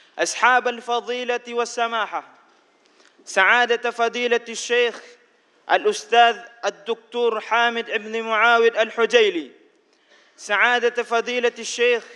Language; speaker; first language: Arabic; non-native, fluent; Indonesian